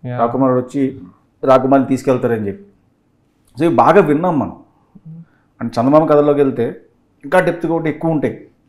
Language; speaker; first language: Telugu; native; Telugu